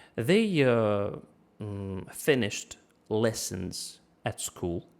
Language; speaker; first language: English; non-native, fluent; Russian